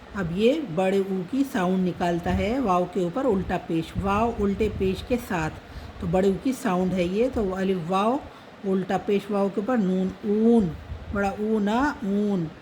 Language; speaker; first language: Hindi; native; Hindi